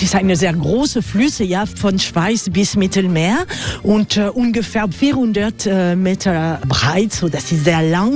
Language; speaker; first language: German; non-native, learner; French